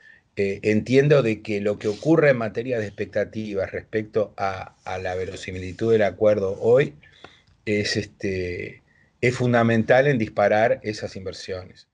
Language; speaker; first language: Spanish; native; Spanish